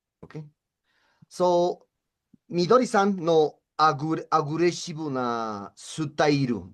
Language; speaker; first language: Japanese; non-native, learner; Spanish